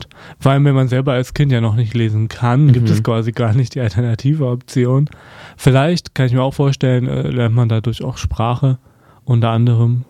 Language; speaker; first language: German; native; German